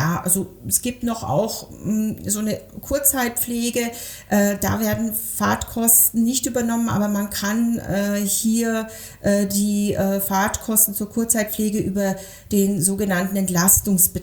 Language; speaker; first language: German; native; German